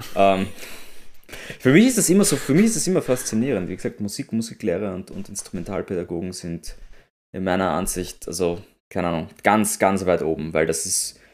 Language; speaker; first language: German; native; German